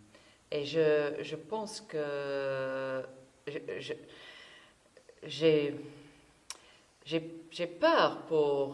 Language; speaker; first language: French; non-native, fluent; English